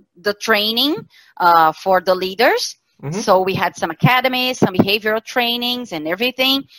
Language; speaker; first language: English; non-native, fluent; Portuguese